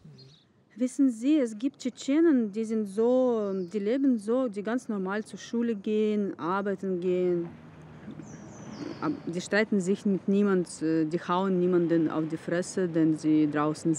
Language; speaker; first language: German; non-native, fluent; Chechen